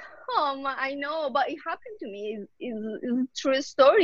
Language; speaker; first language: English; non-native, learner; Persian